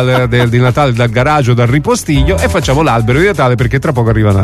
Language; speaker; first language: Italian; native; Italian